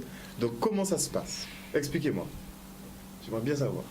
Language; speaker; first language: French; native; French